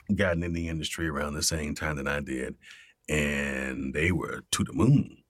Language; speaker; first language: English; native; English